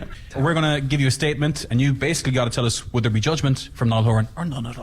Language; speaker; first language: English; native; English